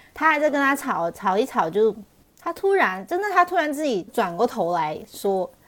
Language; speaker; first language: Chinese; non-native, local second language; Cantonese